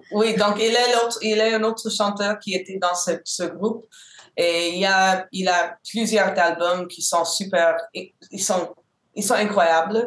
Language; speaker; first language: French; non-native, local second language; English